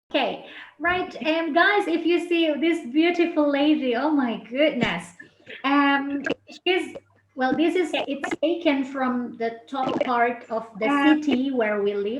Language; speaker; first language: English; non-native, fluent; Indonesian